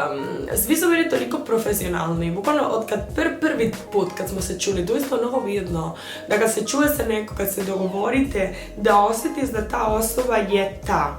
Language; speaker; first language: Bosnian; non-native, fluent; Spanish